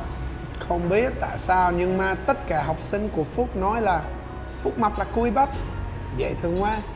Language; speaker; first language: Vietnamese; non-native, learner; English